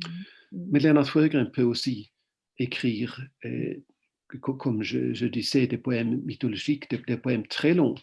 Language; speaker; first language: French; non-native, fluent; Swedish